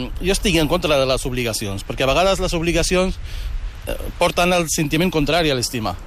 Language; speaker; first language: Catalan; early bilingual, other home language; Arabic